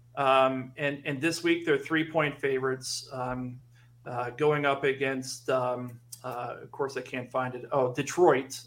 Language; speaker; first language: English; native; English